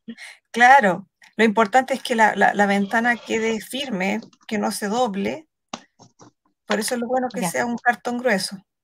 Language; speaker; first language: Spanish; native; Spanish